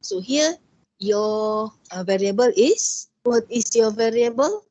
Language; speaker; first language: English; non-native, local second language; Malay